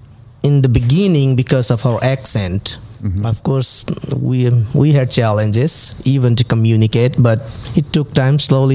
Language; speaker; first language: English; non-native, local second language; Nepali